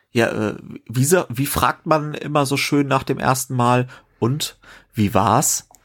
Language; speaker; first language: German; native; German